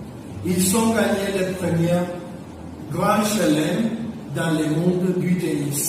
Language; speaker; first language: French; non-native, learner; Spanish